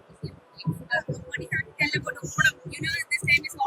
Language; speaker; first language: English; non-native, local second language; Malayalam